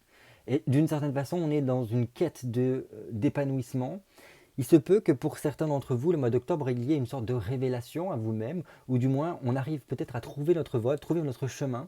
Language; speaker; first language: French; native; French